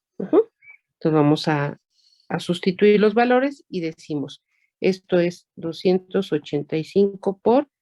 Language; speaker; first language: Spanish; native; Spanish